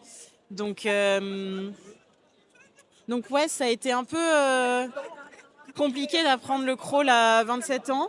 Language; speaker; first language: French; native; French